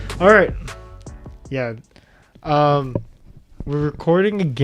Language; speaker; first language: English; native; English